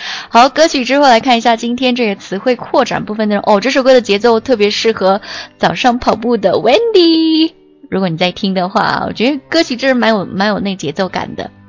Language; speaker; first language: Chinese; native; Chinese